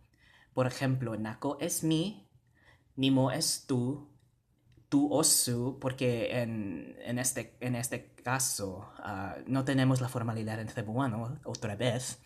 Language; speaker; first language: Spanish; non-native, fluent; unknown